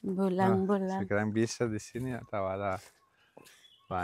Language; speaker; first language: Indonesian; non-native, learner; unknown